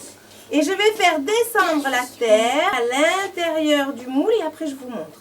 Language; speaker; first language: French; native; French